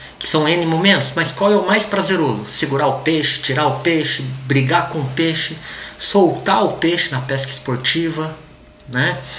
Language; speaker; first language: Portuguese; native; Portuguese